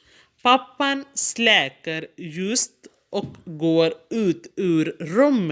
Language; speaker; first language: Swedish; non-native, fluent; Urdu